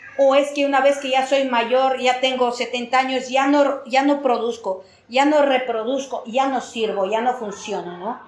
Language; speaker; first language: Spanish; native; Spanish